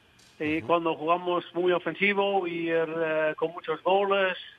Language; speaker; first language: Spanish; non-native, fluent; Dutch